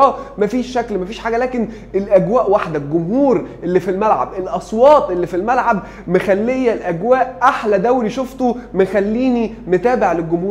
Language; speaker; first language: Arabic; native; Arabic